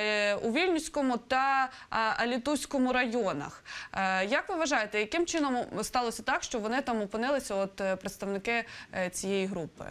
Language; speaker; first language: Ukrainian; native; Ukrainian